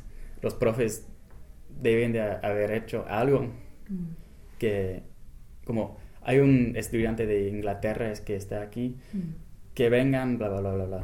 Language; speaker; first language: Spanish; non-native, fluent; English